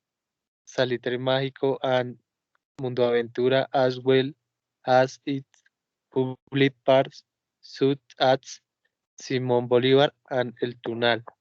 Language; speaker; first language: English; non-native, learner; Spanish